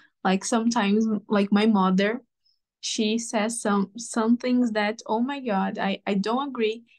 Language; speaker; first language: English; non-native, learner; Portuguese